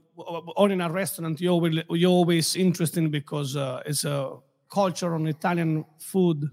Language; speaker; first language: English; non-native, fluent; Italian